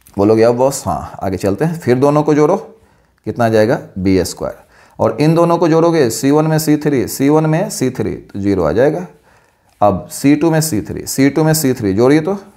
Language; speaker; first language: Hindi; native; Hindi